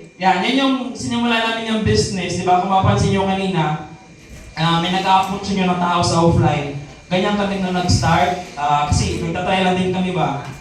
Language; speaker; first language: Filipino; non-native, local second language; Masbatenyo